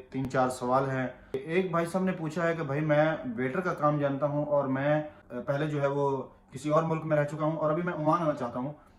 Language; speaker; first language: Urdu; non-native, local second language; Punjabi